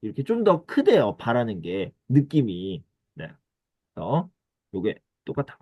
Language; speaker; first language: Korean; native; Korean